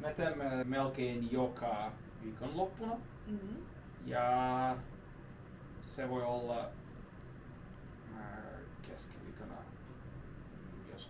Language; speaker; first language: Finnish; non-native, learner; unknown